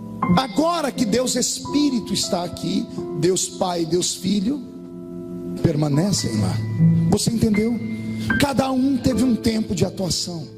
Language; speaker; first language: Portuguese; native; Portuguese